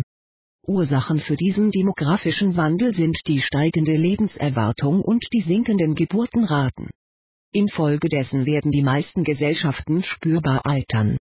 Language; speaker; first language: German; native; German